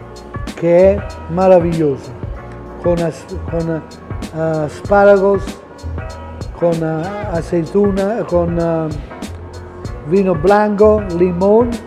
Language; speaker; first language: Spanish; non-native, fluent; Italian